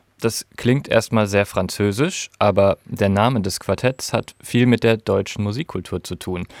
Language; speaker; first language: German; native; German